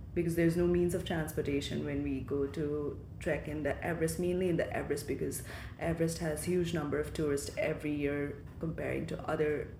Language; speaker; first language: English; non-native, local second language; Nepali